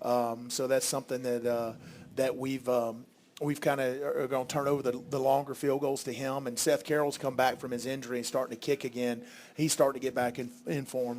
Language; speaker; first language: English; native; English